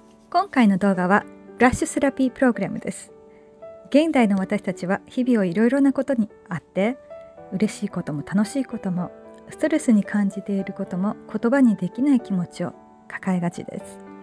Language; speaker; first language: Japanese; native; Japanese